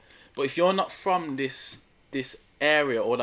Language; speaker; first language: English; native; English